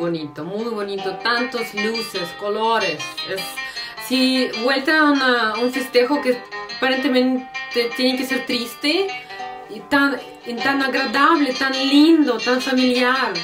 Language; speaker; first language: Spanish; non-native, fluent; Russian